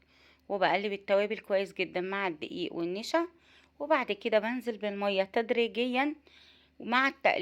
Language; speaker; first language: Arabic; native; Arabic